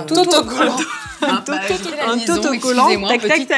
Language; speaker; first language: French; native; French